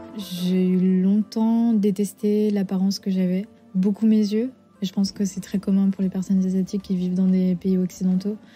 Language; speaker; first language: French; native; French